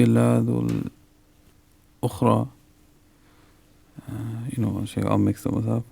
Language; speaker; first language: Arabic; non-native, learner; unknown